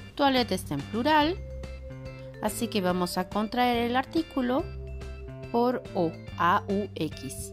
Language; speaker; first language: Spanish; non-native, fluent; French